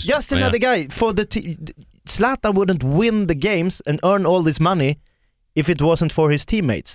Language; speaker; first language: English; non-native, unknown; Swedish